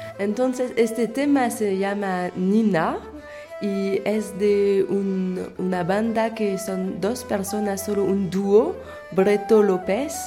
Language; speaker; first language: Spanish; non-native, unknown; French